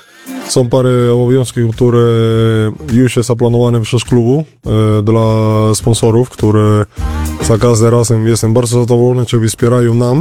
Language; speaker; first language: Polish; non-native, fluent; Spanish